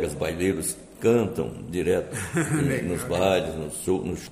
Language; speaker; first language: Portuguese; native; Portuguese